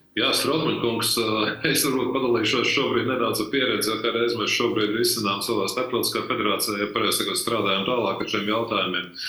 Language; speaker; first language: Latvian; native; Latvian